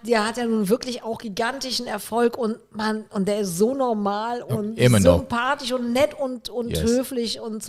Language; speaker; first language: German; native; German